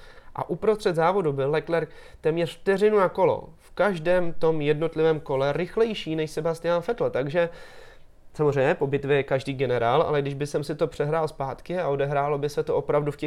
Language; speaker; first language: Czech; native; Czech